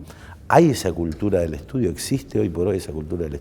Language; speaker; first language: Spanish; native; Spanish